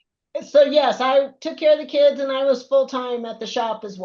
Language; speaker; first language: English; native; English